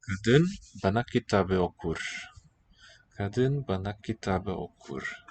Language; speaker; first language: Turkish; non-native, learner; English